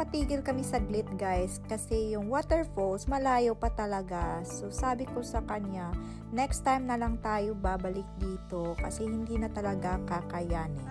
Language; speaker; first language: Filipino; non-native, local second language; Hiligaynon